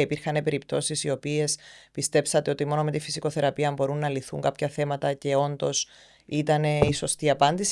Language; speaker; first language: Greek; native; Greek